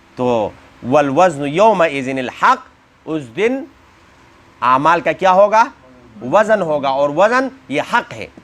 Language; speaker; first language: Urdu; non-native, local second language; Pashto